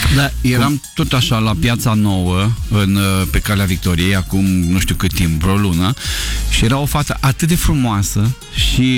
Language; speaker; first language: Romanian; native; Romanian